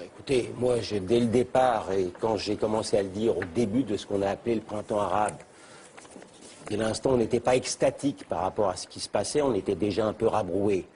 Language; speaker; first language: French; native; French